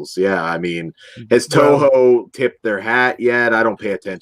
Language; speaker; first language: English; native; English